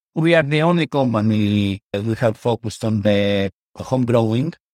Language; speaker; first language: English; non-native, learner; Greek